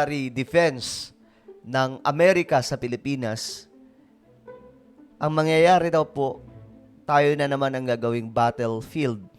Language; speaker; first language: Filipino; native; Filipino